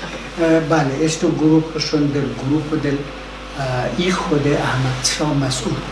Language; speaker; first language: Spanish; non-native, learner; Persian